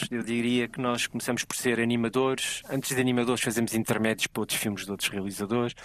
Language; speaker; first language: Portuguese; native; Portuguese